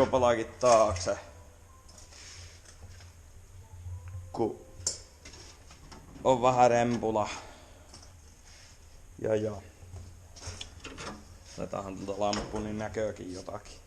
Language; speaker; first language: Finnish; native; Finnish